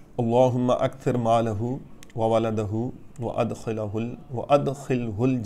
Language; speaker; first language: Urdu; native; Urdu